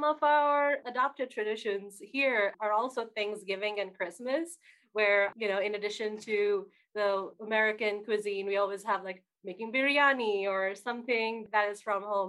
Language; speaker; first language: English; non-native, local second language; Bangla